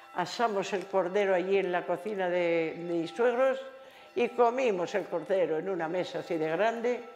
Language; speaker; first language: Spanish; native; Spanish